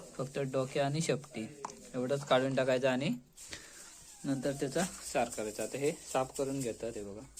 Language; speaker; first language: Marathi; native; Marathi